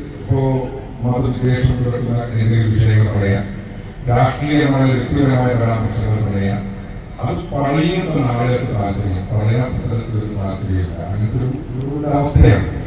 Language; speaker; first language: Malayalam; native; Malayalam